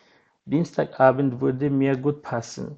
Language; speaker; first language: German; non-native, fluent; Bangla